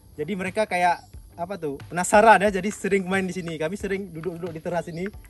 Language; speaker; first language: Indonesian; native; Indonesian